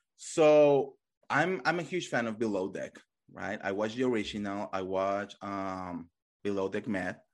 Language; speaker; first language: English; non-native, fluent; Spanish